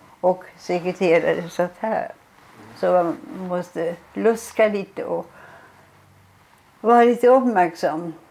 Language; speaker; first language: Swedish; non-native, fluent; German